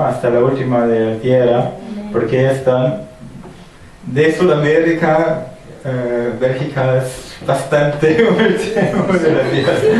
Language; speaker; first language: Spanish; non-native, fluent; German